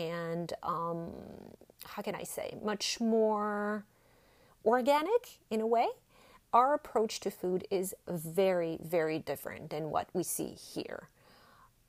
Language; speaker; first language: English; non-native, fluent; French